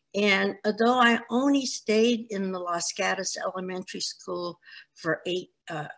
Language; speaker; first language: English; native; English